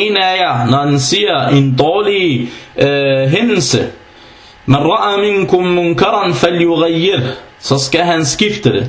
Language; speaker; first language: Danish; non-native, fluent; Arabic